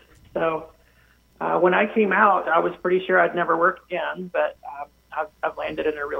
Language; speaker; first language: English; native; English